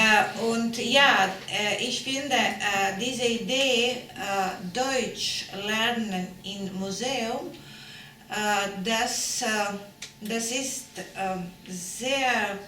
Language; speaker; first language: German; non-native, learner; Latvian